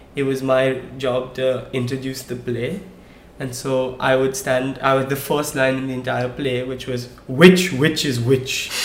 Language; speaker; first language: English; non-native, local second language; Hindi